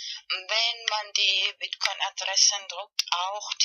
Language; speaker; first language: German; non-native, fluent; Spanish